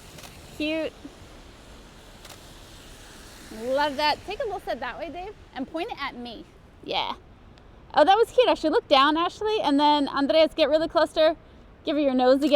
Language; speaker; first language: English; native; English